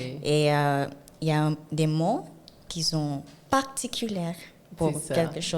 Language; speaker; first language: French; non-native, learner; Zulu